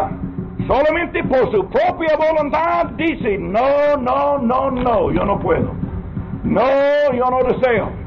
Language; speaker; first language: Spanish; non-native, learner; English